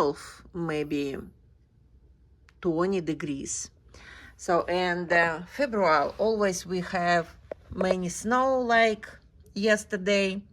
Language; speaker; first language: English; non-native, learner; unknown